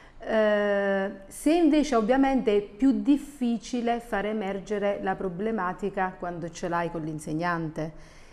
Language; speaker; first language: Italian; native; Italian